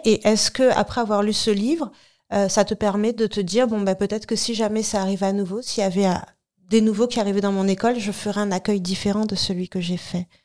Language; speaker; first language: French; native; French